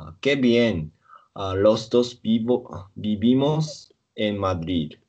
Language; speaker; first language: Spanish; non-native, learner; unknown